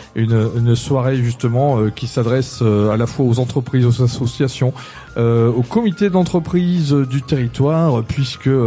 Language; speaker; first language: French; native; French